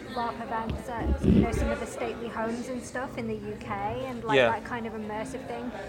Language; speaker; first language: English; native; English